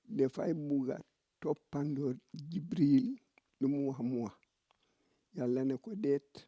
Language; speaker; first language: Wolof; non-native, local second language; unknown